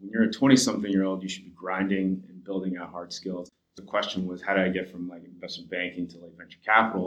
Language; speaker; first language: English; native; English